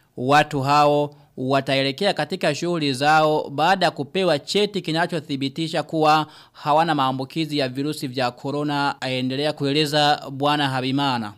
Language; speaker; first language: Swahili; non-native, local second language; Rundi